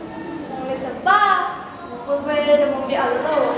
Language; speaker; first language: French; non-native, learner; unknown